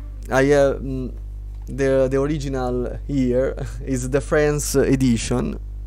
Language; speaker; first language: English; non-native, learner; Italian